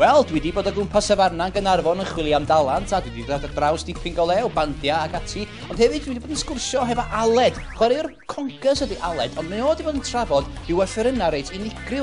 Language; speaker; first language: Welsh; native; Welsh